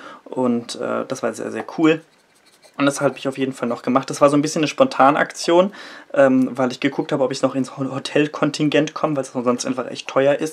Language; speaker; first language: German; native; German